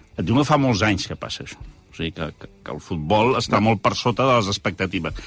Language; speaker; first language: Catalan; early bilingual, heritage; Catalan